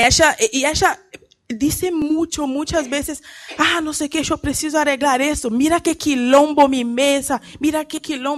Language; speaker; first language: Spanish; non-native, learner; Portuguese